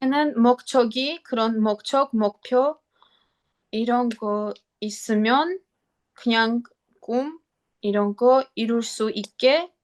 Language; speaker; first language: Korean; non-native, learner; Armenian